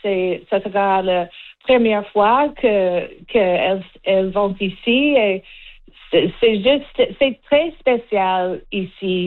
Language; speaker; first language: French; non-native, learner; English